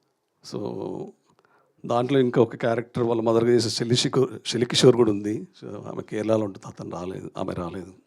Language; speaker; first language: Telugu; native; Telugu